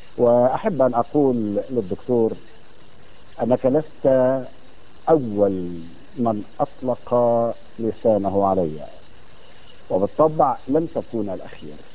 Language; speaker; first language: Arabic; native; Arabic